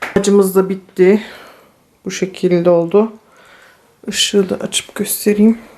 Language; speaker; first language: Turkish; early bilingual, other home language; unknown